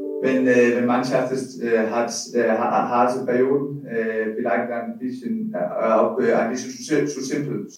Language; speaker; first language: German; non-native, learner; Danish